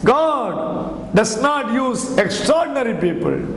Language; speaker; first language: English; non-native, local second language; Tamil